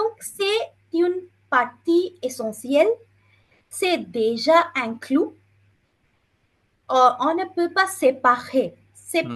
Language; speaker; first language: French; non-native, fluent; Bangla